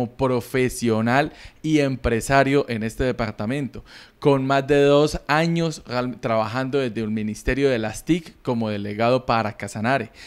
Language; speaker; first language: Spanish; native; Spanish